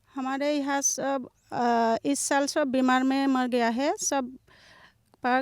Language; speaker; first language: Hindi; non-native, local second language; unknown